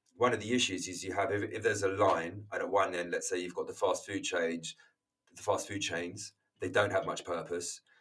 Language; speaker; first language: English; native; English